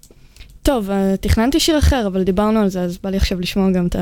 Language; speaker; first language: Hebrew; native; Hebrew